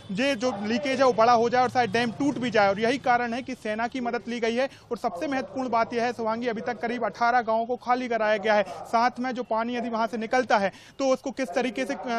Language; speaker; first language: Hindi; native; Hindi